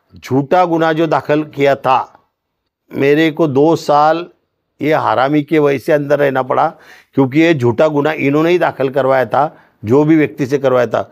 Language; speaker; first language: Hindi; non-native, local second language; Marathi